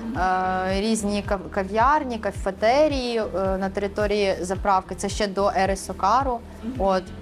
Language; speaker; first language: Ukrainian; early bilingual, other home language; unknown